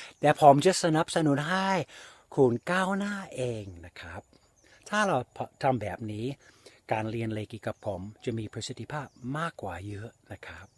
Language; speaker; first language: Thai; non-native, fluent; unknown